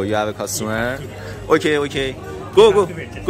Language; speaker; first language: English; non-native, learner; Persian